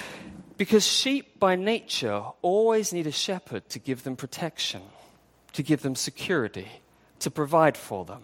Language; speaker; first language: English; native; English